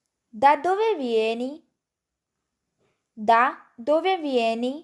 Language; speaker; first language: Italian; non-native, fluent; Urdu